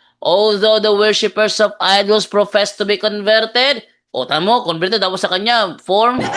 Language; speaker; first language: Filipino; non-native, local second language; Cebuano